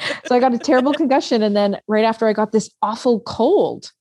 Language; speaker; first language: English; native; English